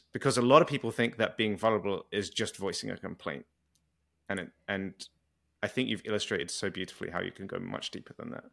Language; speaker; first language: English; native; English